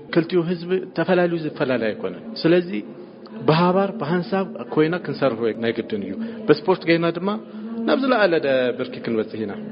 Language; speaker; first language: Tigrinya; native; Tigrinya